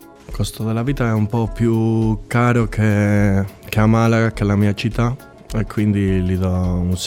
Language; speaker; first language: Italian; non-native, learner; Spanish